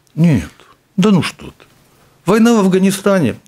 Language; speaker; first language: Russian; native; Russian